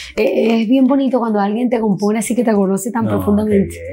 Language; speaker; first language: Spanish; native; Spanish